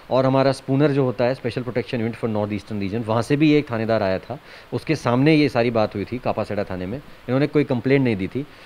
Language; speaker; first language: Hindi; native; Hindi